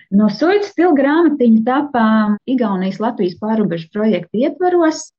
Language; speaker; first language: Latvian; native; Latvian